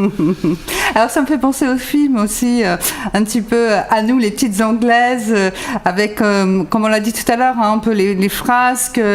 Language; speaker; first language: French; native; French